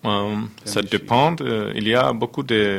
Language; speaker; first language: French; non-native, fluent; Finnish